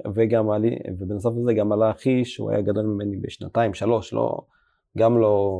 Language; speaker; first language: Hebrew; early bilingual, other home language; Amharic